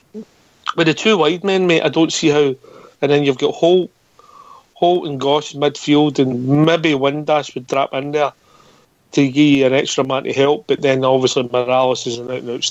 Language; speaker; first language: English; native; English